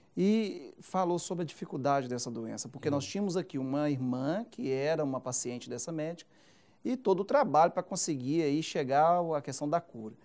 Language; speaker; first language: Portuguese; native; Portuguese